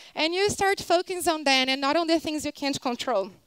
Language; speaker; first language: English; non-native, fluent; Portuguese